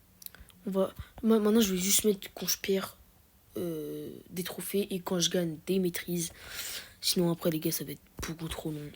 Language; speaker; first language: French; native; French